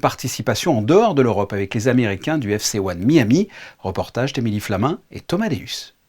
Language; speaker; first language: French; native; French